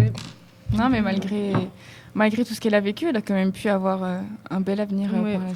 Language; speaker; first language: French; native; French